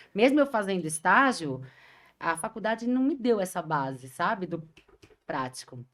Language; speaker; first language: Portuguese; native; Portuguese